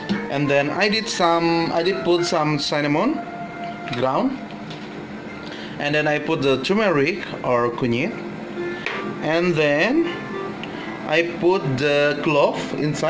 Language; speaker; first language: English; non-native, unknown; Indonesian